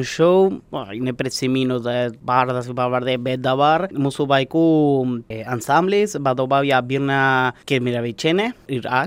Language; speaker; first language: Lithuanian; non-native, learner; Spanish